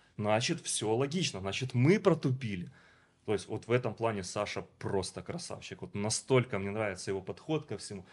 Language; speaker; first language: Russian; native; Russian